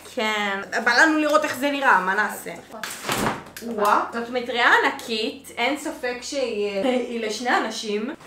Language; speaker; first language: Hebrew; native; Hebrew